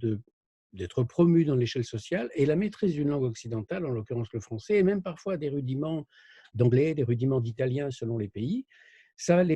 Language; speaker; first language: French; native; French